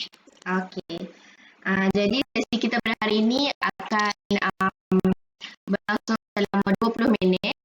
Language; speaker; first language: Malay; native; Malay